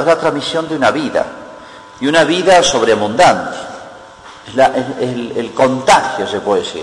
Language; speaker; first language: Spanish; native; Spanish